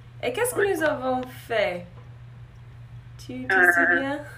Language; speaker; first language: French; non-native, learner; English